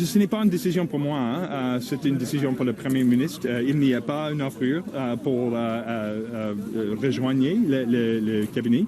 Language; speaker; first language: French; non-native, learner; English